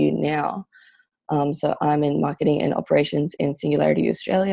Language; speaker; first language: English; non-native, local second language; Filipino